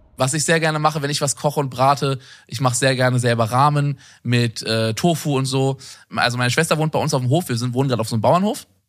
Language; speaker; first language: German; native; German